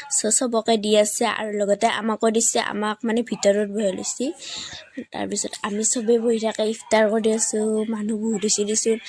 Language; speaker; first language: Assamese; non-native, local second language; Bangla